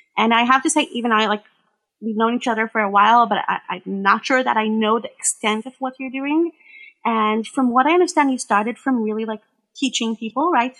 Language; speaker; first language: English; non-native, fluent; Hebrew